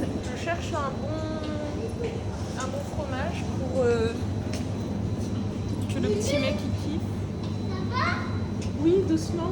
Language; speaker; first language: French; native; French